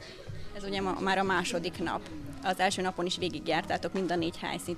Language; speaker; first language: Hungarian; native; Hungarian